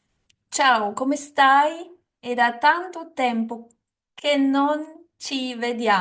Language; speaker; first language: Italian; non-native, learner; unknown